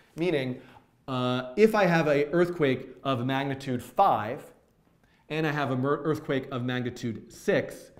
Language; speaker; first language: English; native; English